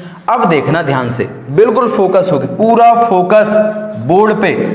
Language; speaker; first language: Hindi; native; Hindi